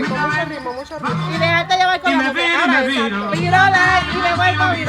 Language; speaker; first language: Spanish; native; Spanish